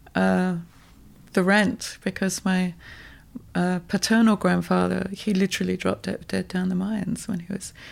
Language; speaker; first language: English; native; English